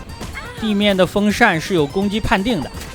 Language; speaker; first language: Chinese; native; Chinese